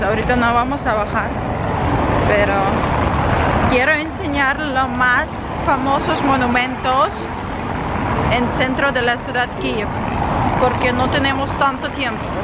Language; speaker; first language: Spanish; non-native, fluent; Ukrainian